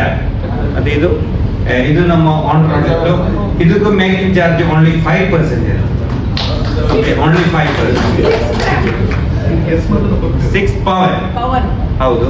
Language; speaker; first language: Kannada; non-native, local second language; Malayalam